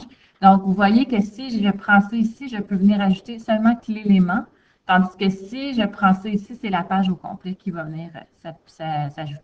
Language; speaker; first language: French; native; French